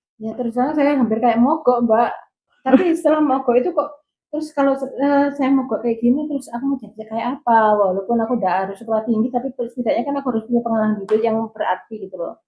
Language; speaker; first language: Indonesian; non-native, local second language; Javanese